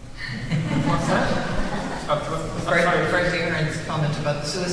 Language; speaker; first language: English; native; English